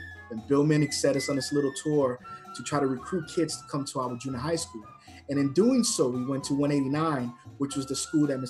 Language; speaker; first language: English; early bilingual, other home language; Spanish